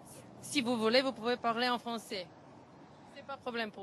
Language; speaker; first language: French; non-native, learner; Bulgarian